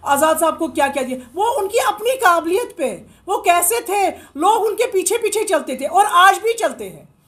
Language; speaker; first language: Hindi; non-native, local second language; Kashmiri